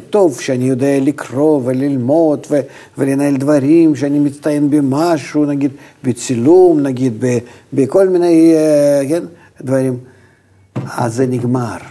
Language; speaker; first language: Hebrew; non-native, fluent; Russian